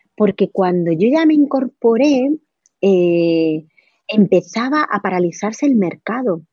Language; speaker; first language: Spanish; native; Spanish